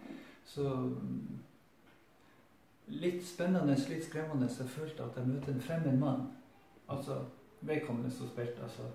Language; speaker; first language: Norwegian; native; Norwegian